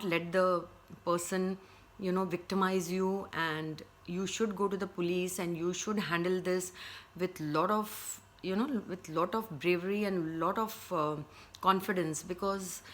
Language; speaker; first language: English; non-native, local second language; Hindi